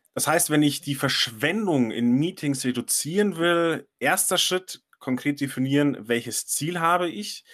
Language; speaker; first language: German; non-native, fluent; Chinese